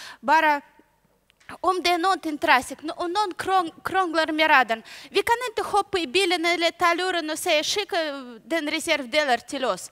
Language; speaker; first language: Swedish; non-native, learner; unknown